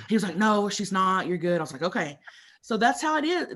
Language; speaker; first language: English; native; English